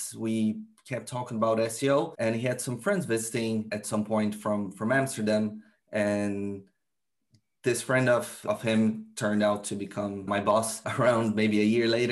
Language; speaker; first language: English; non-native, fluent; Portuguese